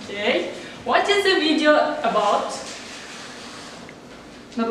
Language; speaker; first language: English; non-native, learner; Kazakh